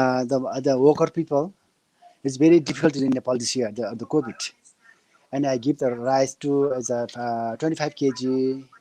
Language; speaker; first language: English; non-native, learner; Nepali